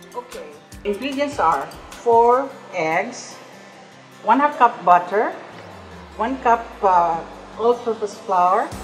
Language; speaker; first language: English; non-native, local second language; Cebuano